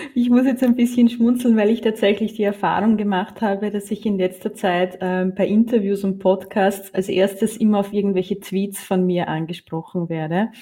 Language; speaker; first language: German; native; German